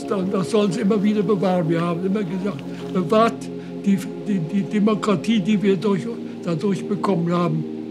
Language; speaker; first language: German; native; German